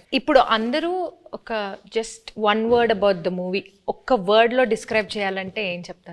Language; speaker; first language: Telugu; native; Telugu